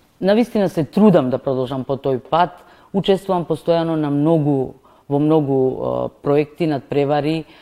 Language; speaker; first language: Macedonian; native; Macedonian